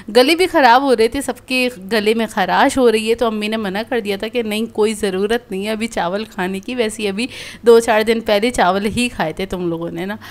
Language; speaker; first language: Hindi; native; Hindi